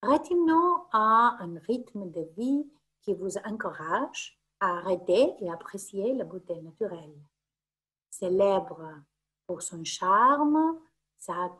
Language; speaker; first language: French; non-native, fluent; Greek